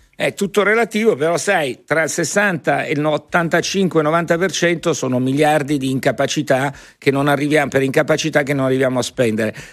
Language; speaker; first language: Italian; native; Italian